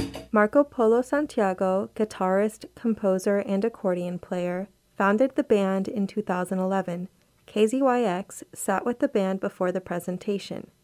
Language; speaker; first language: English; early bilingual, other home language; Spanish